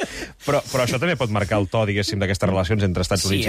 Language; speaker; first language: Catalan; native; Catalan